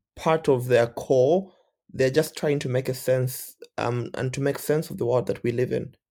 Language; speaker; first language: English; non-native, local second language; Bemba